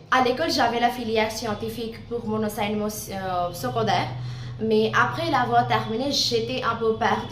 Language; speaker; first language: French; non-native, learner; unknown